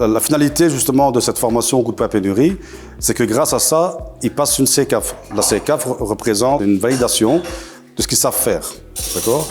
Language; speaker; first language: French; native; French